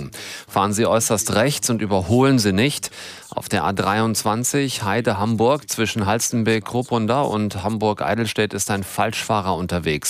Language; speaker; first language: German; native; German